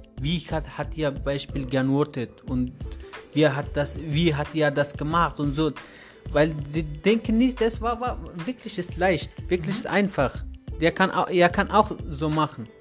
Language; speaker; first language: German; non-native, learner; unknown